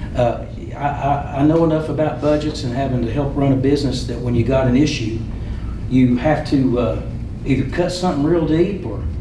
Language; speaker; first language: English; native; English